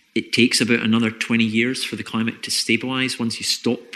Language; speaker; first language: English; native; English